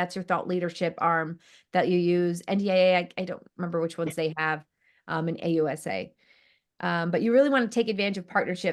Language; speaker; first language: English; native; English